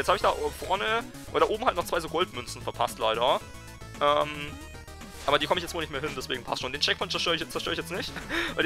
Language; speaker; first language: German; native; German